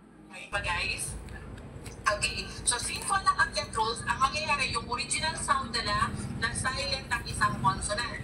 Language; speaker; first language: Filipino; native; Filipino